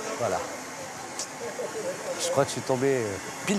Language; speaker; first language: French; native; French